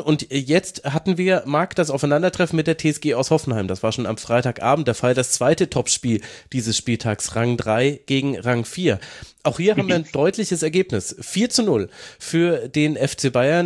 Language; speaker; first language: German; native; German